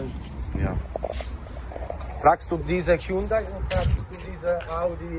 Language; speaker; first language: German; non-native, learner; Polish